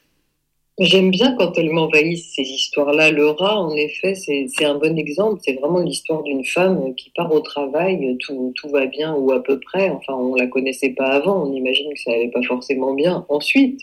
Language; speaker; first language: French; native; French